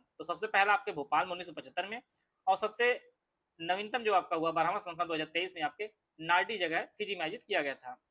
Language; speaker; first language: Hindi; native; Hindi